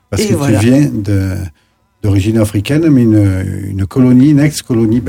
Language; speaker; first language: French; native; French